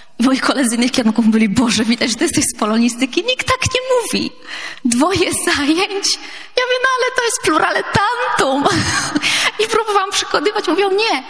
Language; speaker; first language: Polish; native; Polish